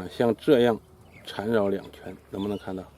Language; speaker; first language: Chinese; native; Chinese